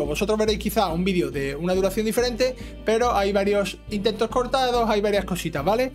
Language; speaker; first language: Spanish; native; Spanish